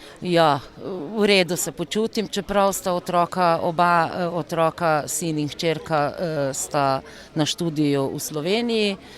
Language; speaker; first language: Slovenian; native; Slovenian